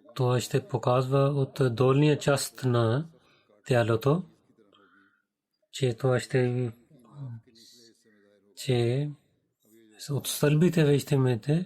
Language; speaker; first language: Bulgarian; non-native, learner; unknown